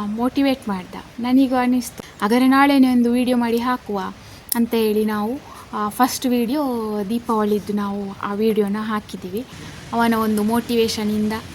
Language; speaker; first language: Kannada; non-native, local second language; Tulu